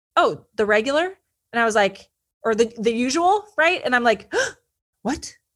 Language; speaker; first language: English; native; English